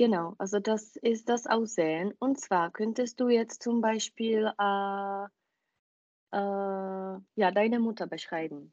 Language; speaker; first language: German; non-native, fluent; Czech